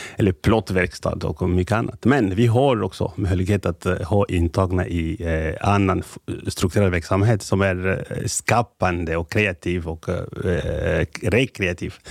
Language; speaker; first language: Swedish; non-native, fluent; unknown